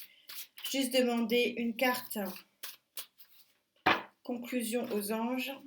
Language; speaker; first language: French; native; French